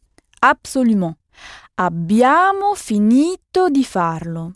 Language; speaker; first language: Italian; non-native, fluent; French